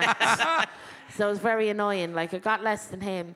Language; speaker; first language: English; native; English